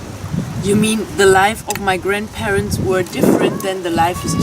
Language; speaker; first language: English; non-native, fluent; German